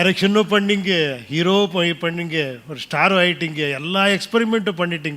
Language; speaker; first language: Tamil; non-native, local second language; Kannada